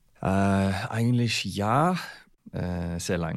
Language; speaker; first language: German; non-native, learner; Icelandic